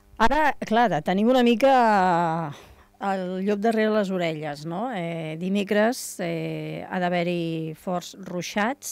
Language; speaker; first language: Catalan; native; Catalan